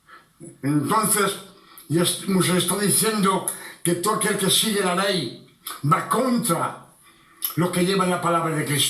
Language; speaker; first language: Spanish; non-native, fluent; French